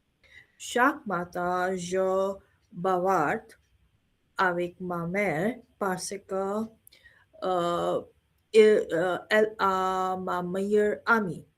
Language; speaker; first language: French; non-native, learner; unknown